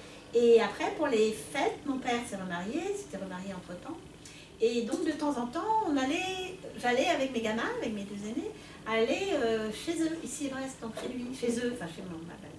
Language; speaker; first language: French; native; French